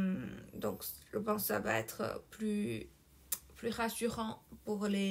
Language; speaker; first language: French; non-native, fluent; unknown